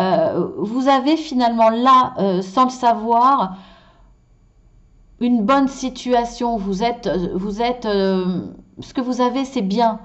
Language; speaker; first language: French; native; French